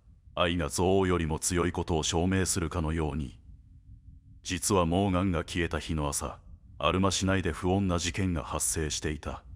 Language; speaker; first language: Japanese; native; Japanese